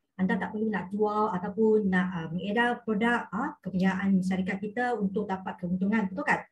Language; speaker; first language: Malay; non-native, local second language; Cantonese